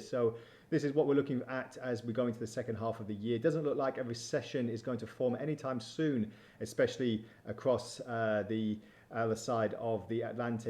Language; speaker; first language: English; native; English